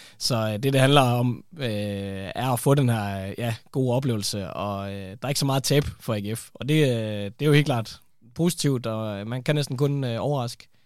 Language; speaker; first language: Danish; native; Danish